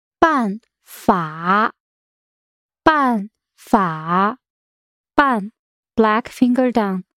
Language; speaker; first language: Chinese; non-native, learner; English